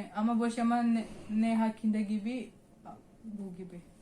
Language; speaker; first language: Turkish; non-native, learner; Indonesian